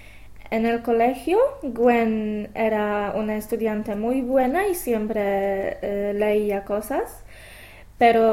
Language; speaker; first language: Spanish; non-native, fluent; English